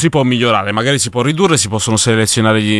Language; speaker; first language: Italian; native; Italian